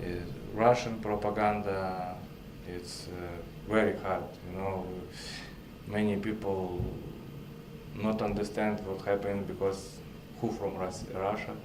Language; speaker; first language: English; non-native, learner; Russian